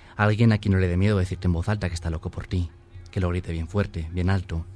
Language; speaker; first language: Spanish; native; Spanish